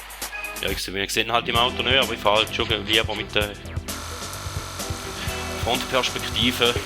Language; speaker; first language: German; native; German